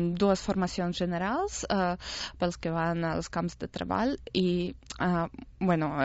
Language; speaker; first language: Catalan; non-native, fluent; Russian